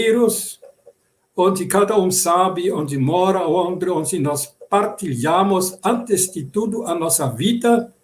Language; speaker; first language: Portuguese; non-native, fluent; German